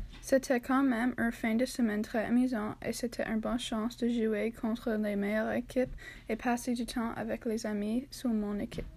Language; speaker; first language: French; non-native, learner; English